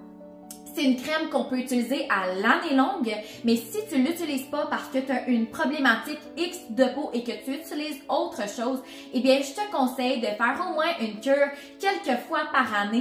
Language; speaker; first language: French; native; French